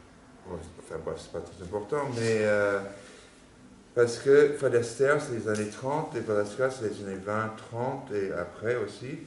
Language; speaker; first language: French; non-native, fluent; English